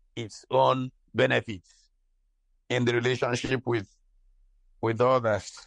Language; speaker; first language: English; non-native, local second language; Hausa